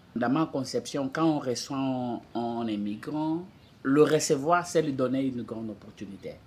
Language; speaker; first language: French; non-native, fluent; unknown